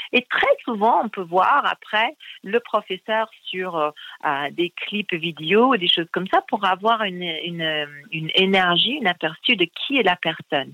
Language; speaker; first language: French; non-native, fluent; English